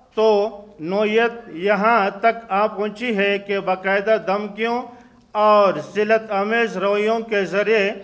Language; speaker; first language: Urdu; non-native, local second language; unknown